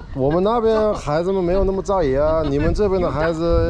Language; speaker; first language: Chinese; non-native, fluent; English